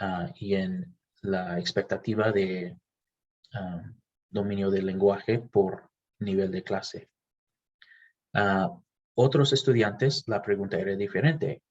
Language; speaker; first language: Spanish; non-native, fluent; English